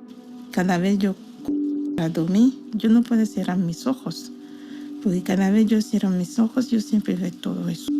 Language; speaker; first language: Spanish; non-native, learner; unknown